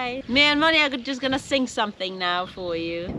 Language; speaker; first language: English; native; English